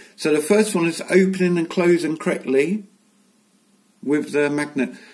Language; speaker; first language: English; native; English